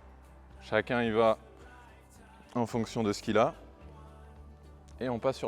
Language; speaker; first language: French; native; French